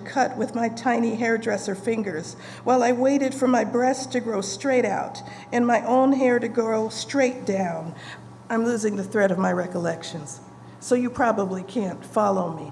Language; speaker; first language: English; native; English